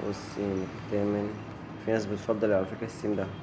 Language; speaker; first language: Arabic; native; Arabic